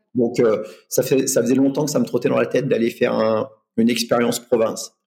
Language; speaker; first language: French; native; French